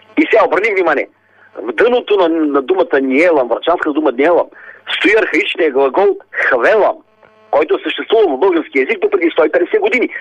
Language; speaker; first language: Bulgarian; native; Bulgarian